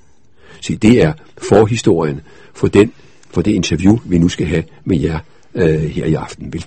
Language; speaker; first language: Danish; native; Danish